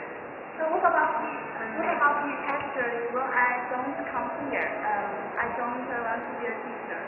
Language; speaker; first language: English; non-native, learner; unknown